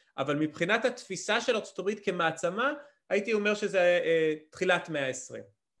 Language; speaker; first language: Hebrew; early bilingual, other home language; English